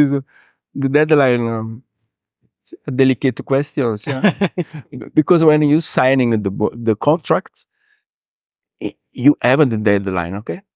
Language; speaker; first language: English; non-native, learner; Italian